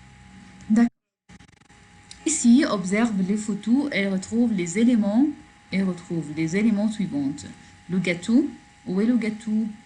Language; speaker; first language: French; non-native, learner; Arabic